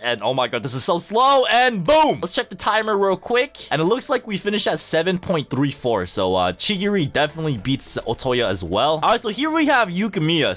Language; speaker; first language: English; native; English